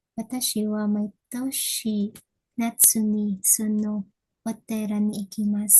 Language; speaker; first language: Japanese; non-native, learner; Filipino